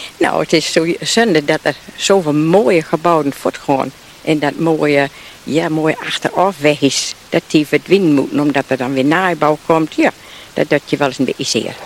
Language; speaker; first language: Dutch; native; Dutch